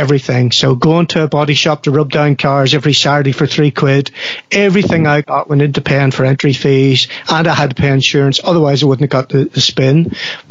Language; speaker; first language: English; native; English